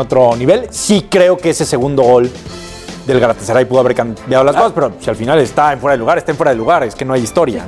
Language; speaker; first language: Spanish; native; Spanish